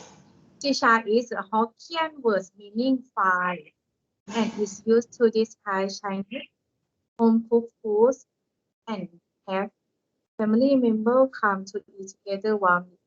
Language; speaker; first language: English; non-native, learner; Thai